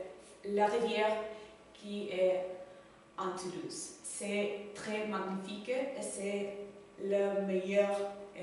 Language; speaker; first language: French; non-native, learner; Spanish